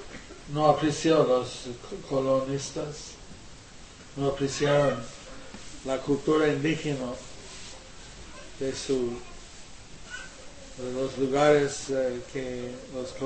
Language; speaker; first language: Spanish; non-native, learner; English